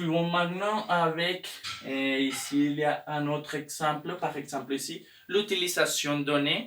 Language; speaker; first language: French; non-native, learner; Spanish